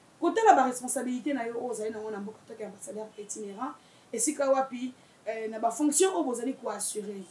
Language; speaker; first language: Lingala; native; Lingala